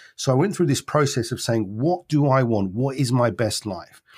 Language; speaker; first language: English; native; English